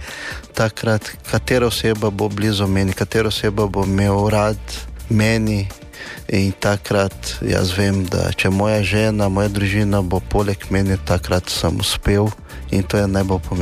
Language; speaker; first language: Slovenian; non-native, learner; Portuguese